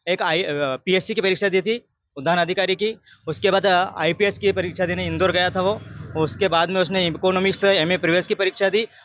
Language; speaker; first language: Hindi; native; Hindi